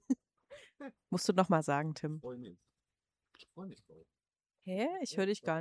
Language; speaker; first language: German; native; German